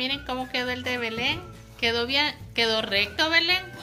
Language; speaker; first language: Spanish; native; Spanish